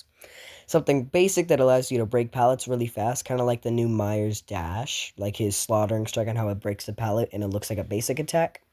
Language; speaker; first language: English; native; English